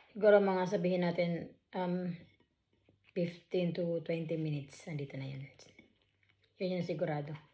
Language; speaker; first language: Filipino; non-native, local second language; Waray